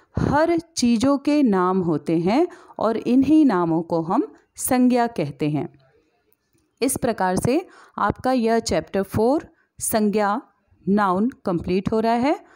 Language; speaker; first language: Hindi; native; Hindi